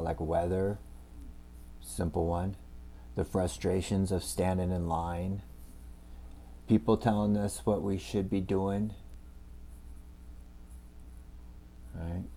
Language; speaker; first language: English; native; English